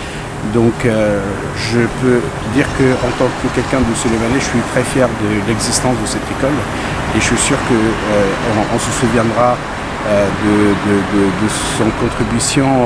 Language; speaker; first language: French; non-native, fluent; Kurdish